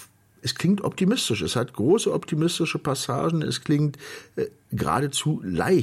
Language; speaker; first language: German; native; German